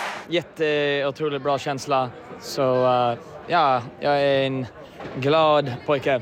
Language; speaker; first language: Swedish; early bilingual, heritage; Swedish